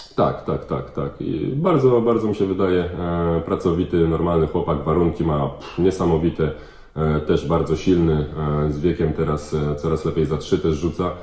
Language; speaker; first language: Polish; early bilingual, heritage; French